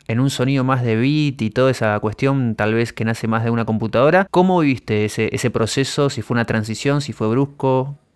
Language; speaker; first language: Spanish; native; Spanish